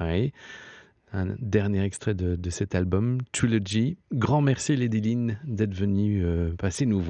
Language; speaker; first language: French; native; French